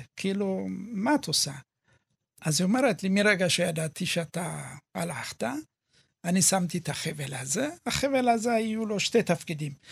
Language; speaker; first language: Hebrew; early bilingual, other home language; Amharic